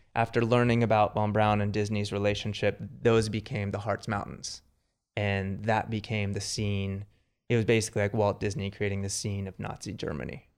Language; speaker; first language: English; native; English